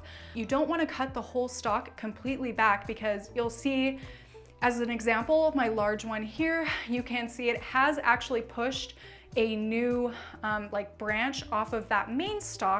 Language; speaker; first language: English; native; English